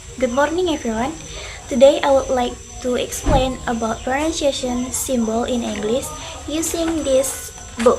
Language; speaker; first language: English; non-native, learner; Indonesian